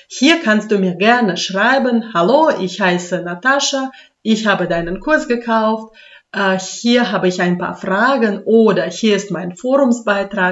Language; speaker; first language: German; non-native, fluent; Russian